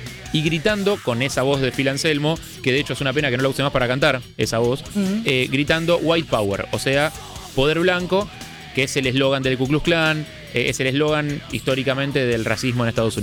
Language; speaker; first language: Spanish; native; Spanish